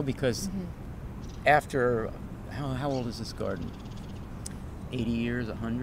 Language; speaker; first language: English; native; English